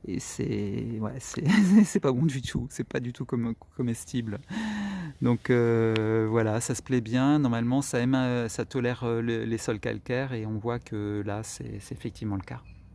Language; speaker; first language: French; native; French